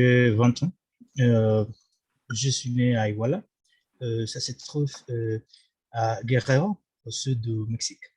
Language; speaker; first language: French; non-native, learner; Spanish